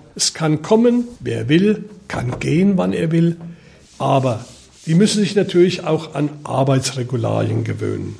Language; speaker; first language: German; native; German